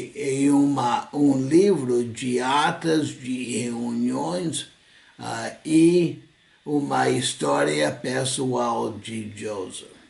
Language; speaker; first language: Portuguese; non-native, fluent; English